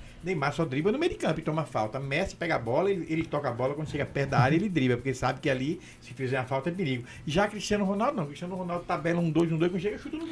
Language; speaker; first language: Portuguese; native; Portuguese